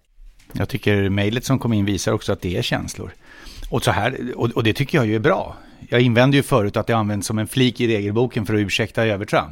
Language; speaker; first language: Swedish; native; Swedish